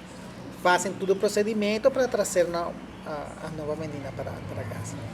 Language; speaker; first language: Portuguese; non-native, fluent; Spanish